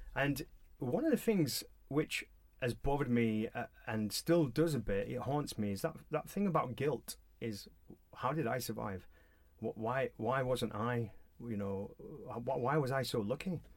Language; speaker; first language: English; native; English